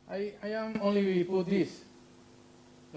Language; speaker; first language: English; non-native, learner; Spanish